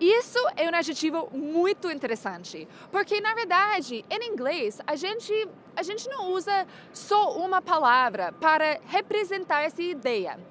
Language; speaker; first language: Portuguese; non-native, fluent; English